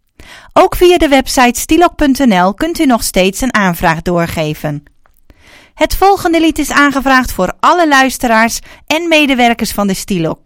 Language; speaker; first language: Dutch; native; Dutch